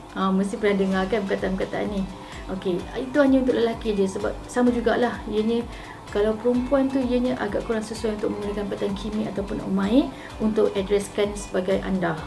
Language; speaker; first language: Malay; native; Malay